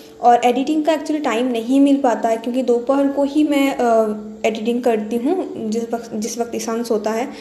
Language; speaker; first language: Hindi; non-native, local second language; Bangla